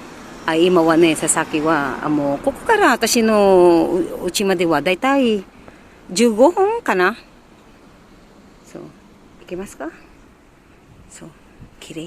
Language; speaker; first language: Japanese; non-native, learner; Filipino